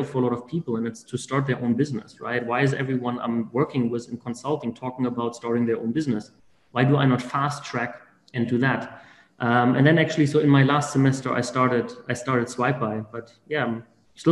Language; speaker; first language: English; non-native, fluent; German